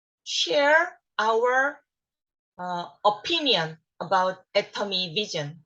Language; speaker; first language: English; non-native, learner; Korean